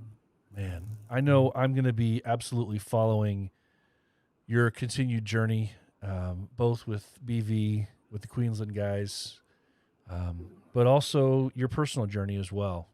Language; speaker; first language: English; native; English